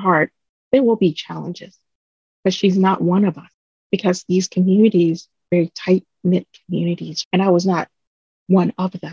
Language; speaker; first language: English; early bilingual, other home language; Vietnamese